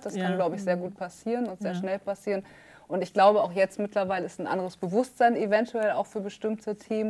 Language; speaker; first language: German; native; German